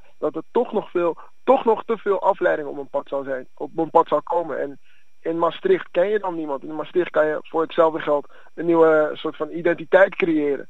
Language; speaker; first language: Dutch; early bilingual, other home language; Akan